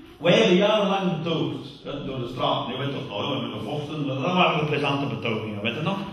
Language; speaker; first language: Dutch; non-native, fluent; English